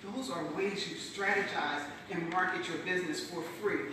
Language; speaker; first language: English; native; English